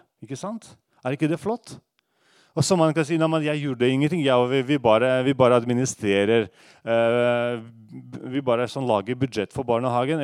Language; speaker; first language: Norwegian; non-native, fluent; Russian